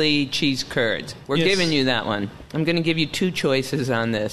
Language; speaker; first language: English; native; English